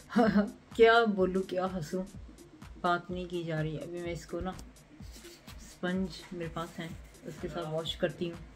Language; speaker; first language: Urdu; native; Urdu